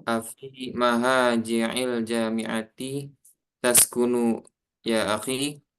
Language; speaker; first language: Arabic; non-native, learner; Indonesian